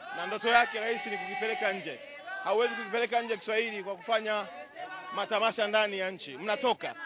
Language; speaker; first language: Swahili; native; Swahili